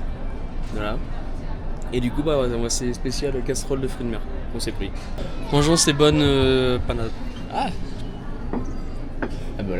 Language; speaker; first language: French; native; French